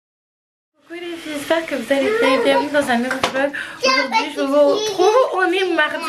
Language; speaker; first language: French; native; French